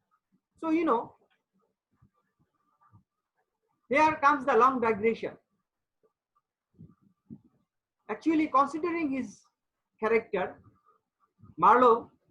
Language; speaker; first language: English; non-native, local second language; Bangla